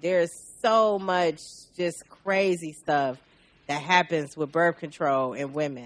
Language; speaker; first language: English; native; English